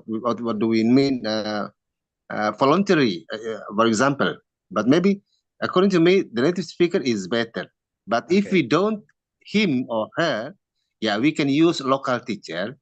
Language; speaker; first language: English; non-native, learner; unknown